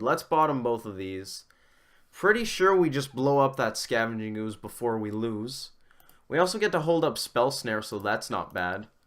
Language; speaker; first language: English; native; English